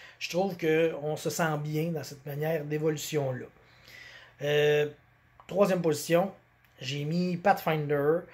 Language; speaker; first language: French; native; French